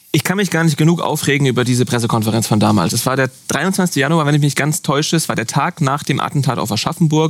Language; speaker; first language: German; native; German